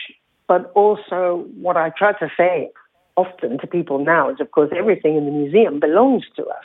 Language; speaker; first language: English; native; English